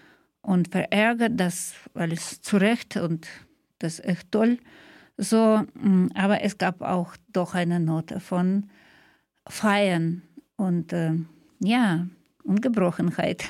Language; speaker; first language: German; non-native, fluent; Ukrainian